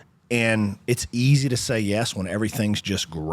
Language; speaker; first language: English; native; English